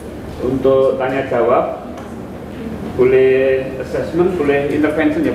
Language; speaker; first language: Indonesian; native; Indonesian